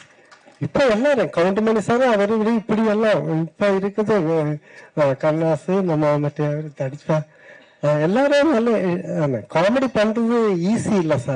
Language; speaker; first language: Tamil; non-native, learner; Malayalam